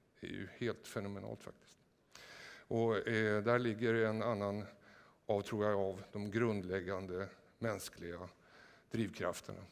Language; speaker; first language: Swedish; native; Swedish